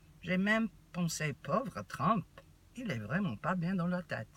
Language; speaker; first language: French; non-native, learner; English